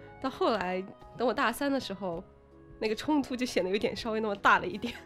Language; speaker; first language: Chinese; native; Chinese